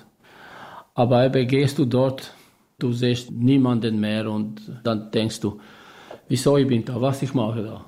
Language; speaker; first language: German; non-native, learner; Albanian